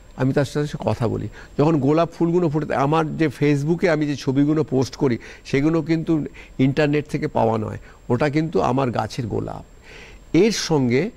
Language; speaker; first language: Bangla; native; Bangla